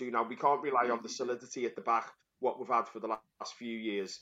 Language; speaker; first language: English; native; English